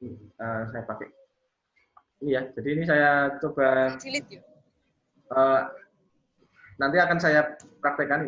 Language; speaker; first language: Indonesian; native; Indonesian